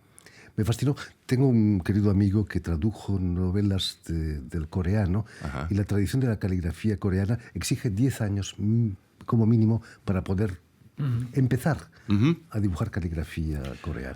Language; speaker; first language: Spanish; native; Spanish